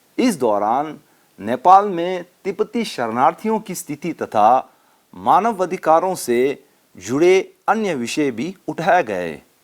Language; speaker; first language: Hindi; non-native, local second language; Tibetan